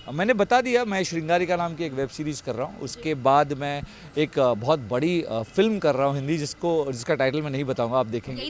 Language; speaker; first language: Hindi; non-native, local second language; Tulu